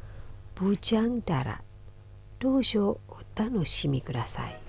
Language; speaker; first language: Japanese; non-native, fluent; Indonesian